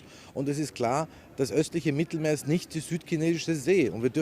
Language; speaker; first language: German; native; German